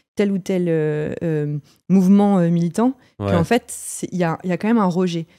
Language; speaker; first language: French; native; French